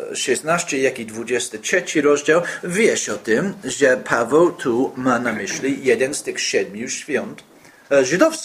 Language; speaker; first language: Polish; non-native, fluent; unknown